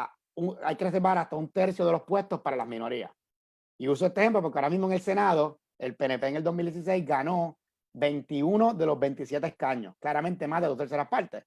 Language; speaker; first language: Spanish; native; Spanish